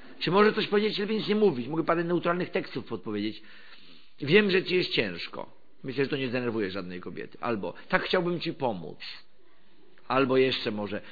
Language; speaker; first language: Polish; native; Polish